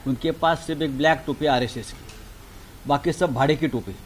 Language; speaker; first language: Hindi; non-native, local second language; Marathi